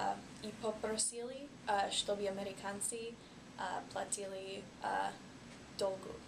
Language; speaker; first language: Russian; non-native, learner; English